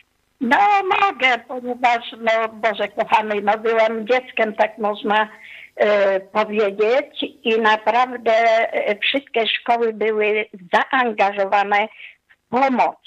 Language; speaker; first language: Polish; non-native, fluent; Hungarian